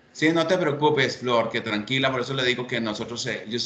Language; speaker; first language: Spanish; native; Spanish